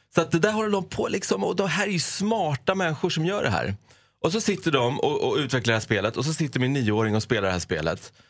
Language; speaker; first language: Swedish; non-native, fluent; Persian